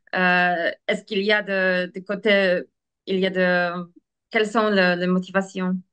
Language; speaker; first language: French; non-native, learner; Polish